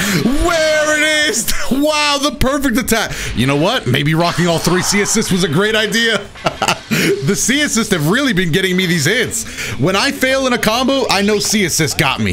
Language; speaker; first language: English; native; English